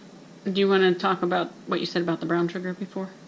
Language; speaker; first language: English; native; English